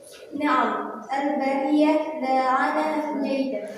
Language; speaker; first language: Arabic; non-native, learner; Indonesian